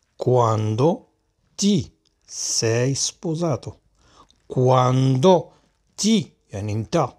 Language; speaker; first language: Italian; non-native, fluent; Arabic